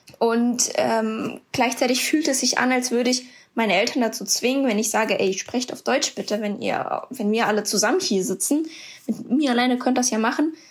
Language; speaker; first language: German; early bilingual, other home language; Russian